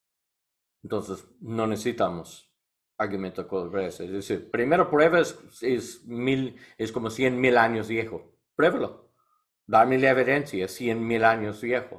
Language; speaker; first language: Spanish; non-native, learner; English